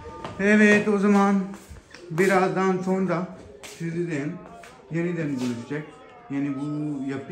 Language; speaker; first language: Turkish; non-native, learner; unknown